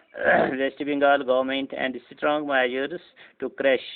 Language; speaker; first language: English; non-native, local second language; Urdu